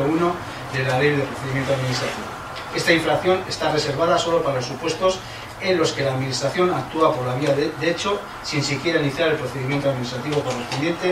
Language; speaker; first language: Spanish; native; Spanish